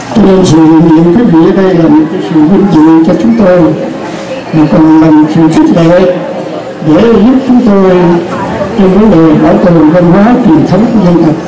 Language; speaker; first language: Vietnamese; non-native, local second language; Eastern Cham